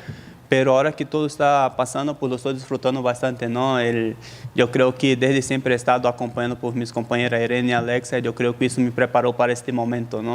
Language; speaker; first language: Spanish; native; Spanish